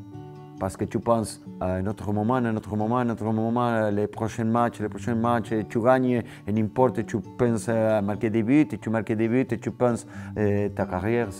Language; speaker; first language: French; non-native, fluent; Spanish